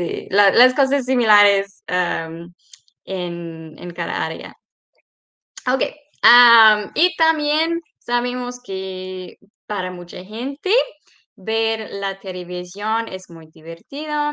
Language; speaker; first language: Spanish; non-native, fluent; English